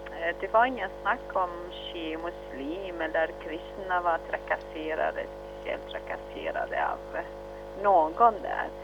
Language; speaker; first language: Swedish; early bilingual, other home language; Arabic